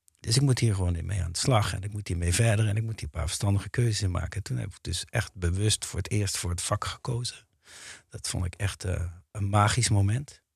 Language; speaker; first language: Dutch; native; Dutch